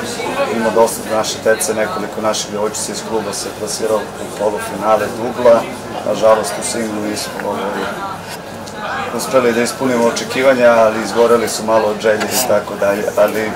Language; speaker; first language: Serbian; native; Serbian